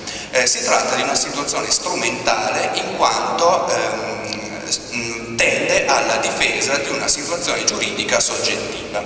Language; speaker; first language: Italian; native; Italian